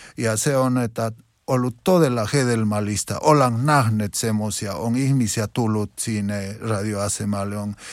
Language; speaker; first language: Finnish; non-native, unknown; Spanish